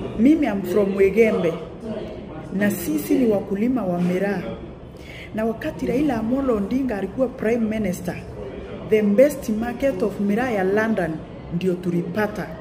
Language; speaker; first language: Swahili; non-native, local second language; Meru